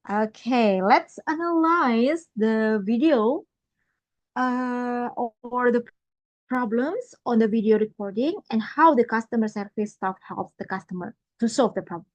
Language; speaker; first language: English; non-native, fluent; Indonesian